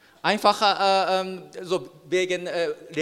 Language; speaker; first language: German; non-native, learner; Japanese